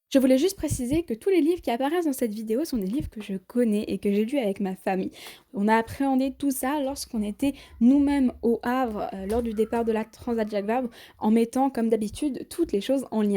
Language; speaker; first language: French; native; French